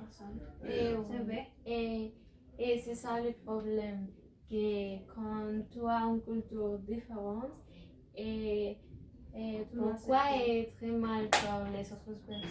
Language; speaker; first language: French; non-native, learner; Spanish